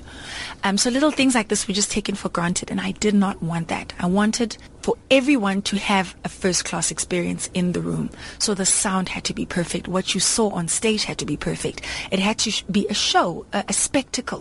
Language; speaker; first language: English; non-native, local second language; Zulu